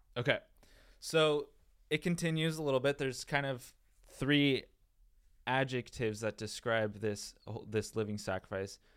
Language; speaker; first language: English; native; English